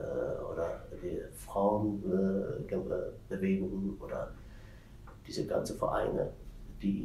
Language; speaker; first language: German; non-native, fluent; Tigrinya